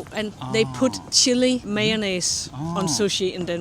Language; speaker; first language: English; non-native, fluent; Danish